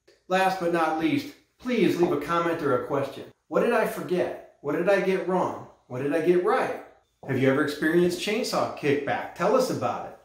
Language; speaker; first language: English; native; English